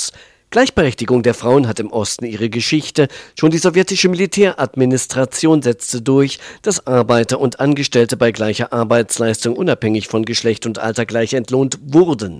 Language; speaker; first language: German; native; German